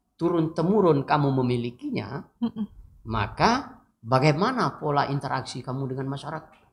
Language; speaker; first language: Indonesian; non-native, local second language; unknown